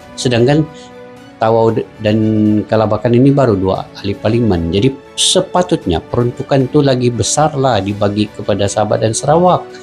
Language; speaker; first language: Malay; native; Malay